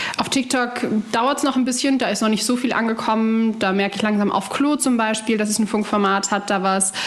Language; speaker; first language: German; early bilingual, other home language; Arabic